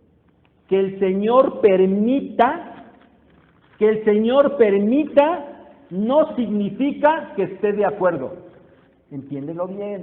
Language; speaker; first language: Spanish; native; Spanish